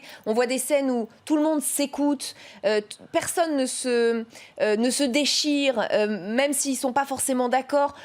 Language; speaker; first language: French; native; French